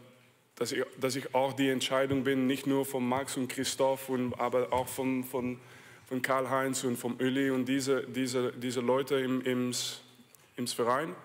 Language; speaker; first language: German; non-native, fluent; French